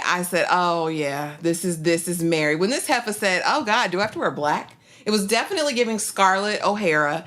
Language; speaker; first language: English; native; English